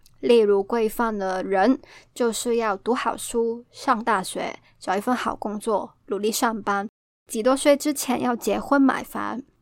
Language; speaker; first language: Chinese; non-native, local second language; Cantonese